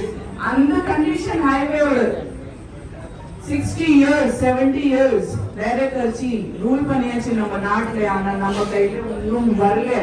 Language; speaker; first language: Tamil; non-native, fluent; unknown